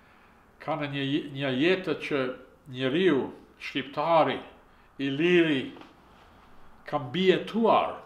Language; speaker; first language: Albanian; early bilingual, heritage; Albanian